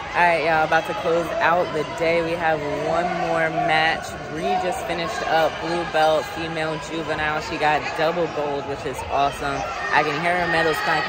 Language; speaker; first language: English; native; English